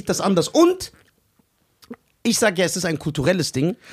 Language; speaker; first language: German; early bilingual, other home language; Persian